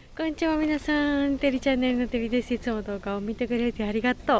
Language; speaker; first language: Japanese; non-native, learner; Georgian